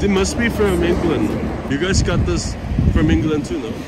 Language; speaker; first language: English; non-native, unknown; Korean